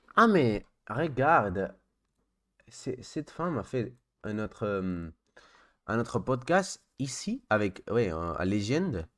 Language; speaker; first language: French; non-native, learner; Spanish